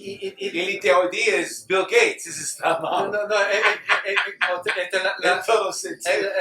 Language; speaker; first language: Spanish; non-native, learner; English